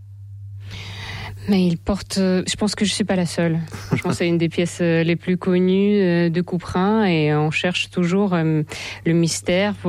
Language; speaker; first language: French; non-native, fluent; Russian